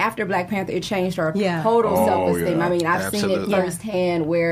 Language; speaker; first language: English; native; English